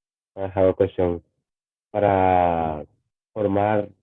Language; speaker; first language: English; non-native, learner; Spanish